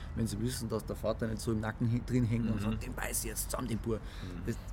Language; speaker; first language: German; native; German